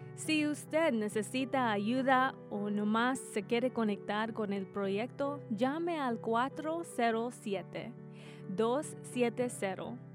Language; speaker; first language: Spanish; early bilingual, heritage; Spanish